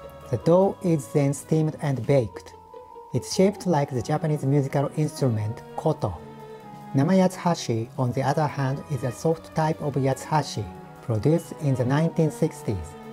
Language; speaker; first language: English; non-native, fluent; Japanese